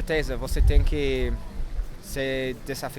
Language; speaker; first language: Portuguese; non-native, learner; English